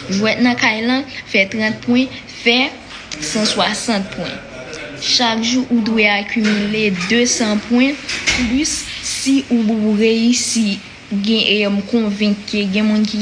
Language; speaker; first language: French; non-native, learner; Haitian Creole